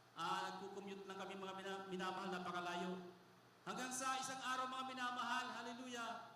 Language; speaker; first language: Filipino; non-native, local second language; Bikol